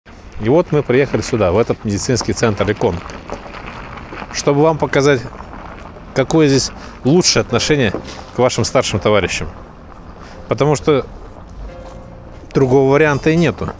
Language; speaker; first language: Russian; native; Russian